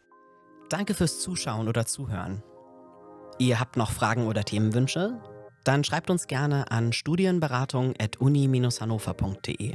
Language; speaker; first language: German; native; German